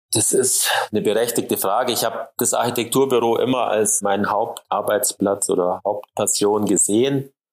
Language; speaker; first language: German; native; German